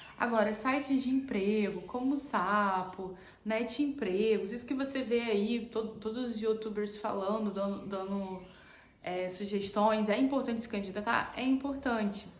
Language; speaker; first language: Portuguese; native; Portuguese